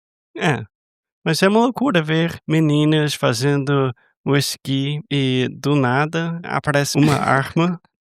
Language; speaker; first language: Portuguese; non-native, fluent; English